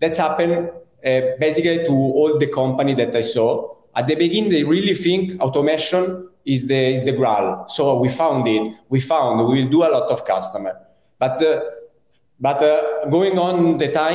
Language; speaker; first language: English; non-native, fluent; Italian